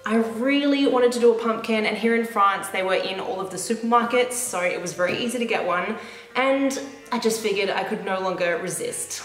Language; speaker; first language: English; native; English